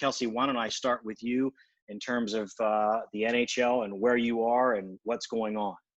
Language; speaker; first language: English; native; English